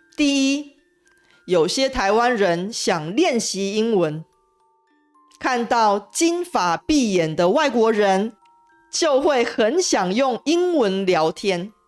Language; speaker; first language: Chinese; native; Chinese